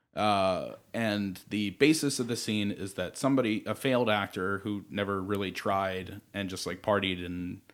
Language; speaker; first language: English; native; English